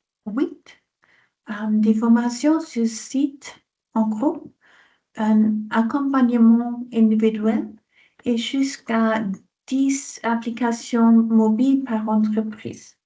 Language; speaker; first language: French; non-native, fluent; Dutch